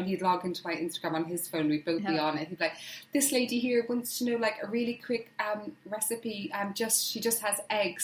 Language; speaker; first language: English; native; English